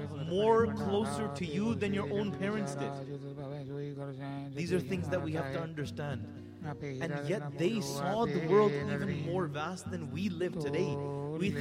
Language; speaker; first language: English; native; English